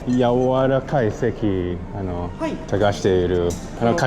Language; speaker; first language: Japanese; non-native, learner; Chinese